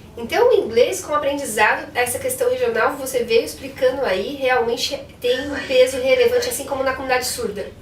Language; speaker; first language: Portuguese; native; Portuguese